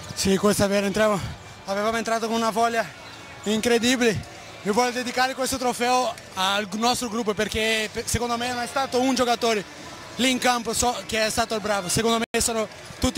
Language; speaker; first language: Italian; non-native, fluent; Portuguese